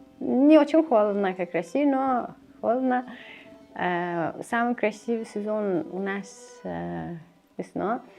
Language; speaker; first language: Russian; non-native, learner; Persian